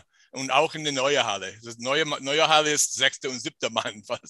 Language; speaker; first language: German; non-native, fluent; English